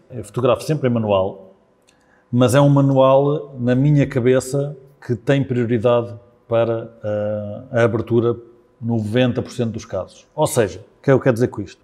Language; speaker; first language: Portuguese; native; Portuguese